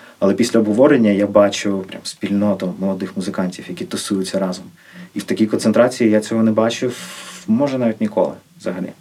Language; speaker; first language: Ukrainian; non-native, local second language; Russian